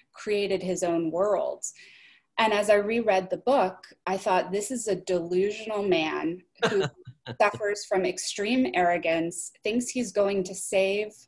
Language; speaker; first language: English; native; English